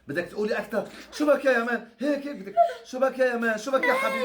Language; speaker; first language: Arabic; native; Arabic